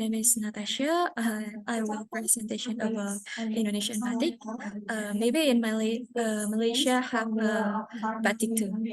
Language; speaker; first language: English; non-native, learner; Indonesian